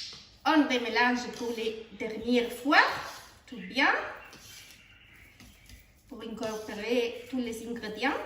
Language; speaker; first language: French; non-native, fluent; Spanish